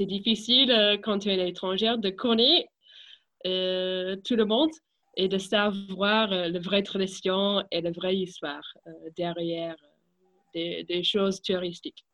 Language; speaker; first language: French; non-native, fluent; English